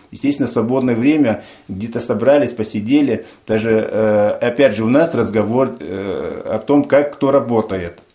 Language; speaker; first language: Russian; non-native, local second language; Tajik